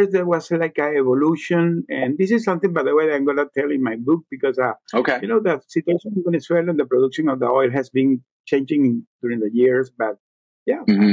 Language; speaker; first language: English; non-native, fluent; Spanish